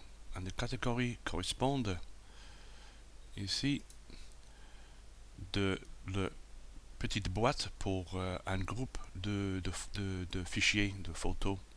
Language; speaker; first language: French; non-native, fluent; English